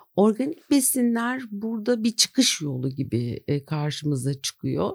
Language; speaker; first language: Turkish; native; Turkish